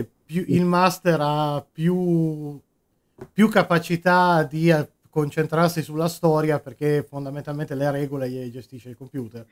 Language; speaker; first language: Italian; native; Italian